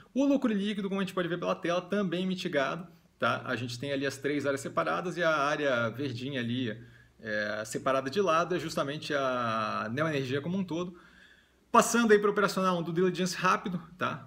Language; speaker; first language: Portuguese; native; Portuguese